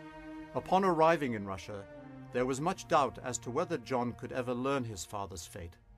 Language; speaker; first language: English; native; English